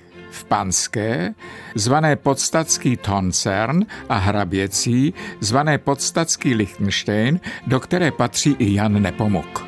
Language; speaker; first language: Czech; native; Czech